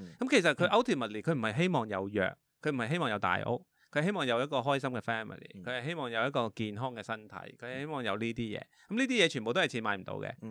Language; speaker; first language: Cantonese; early bilingual, heritage; Cantonese